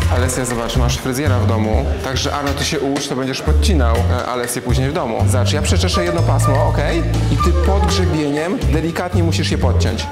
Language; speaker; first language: Polish; native; Polish